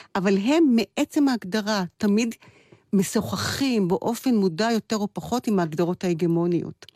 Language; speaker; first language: Hebrew; native; Hebrew